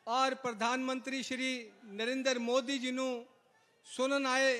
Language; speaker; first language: Hindi; non-native, local second language; Punjabi